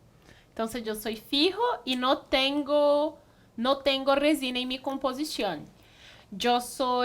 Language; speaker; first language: Spanish; non-native, fluent; Portuguese